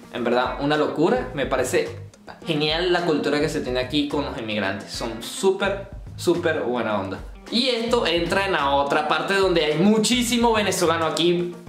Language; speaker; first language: Spanish; native; Spanish